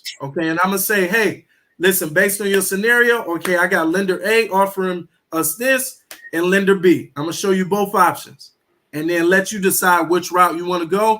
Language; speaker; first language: English; native; English